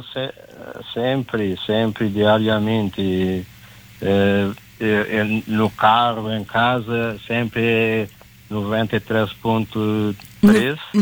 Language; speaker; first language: Portuguese; non-native, local second language; Kabuverdianu